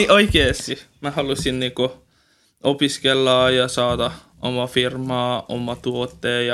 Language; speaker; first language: Finnish; non-native, learner; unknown